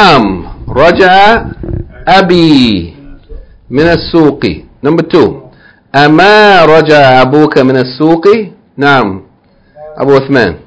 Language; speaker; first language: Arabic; non-native, fluent; English